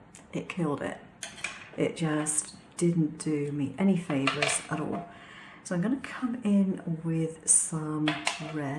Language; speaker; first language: English; native; English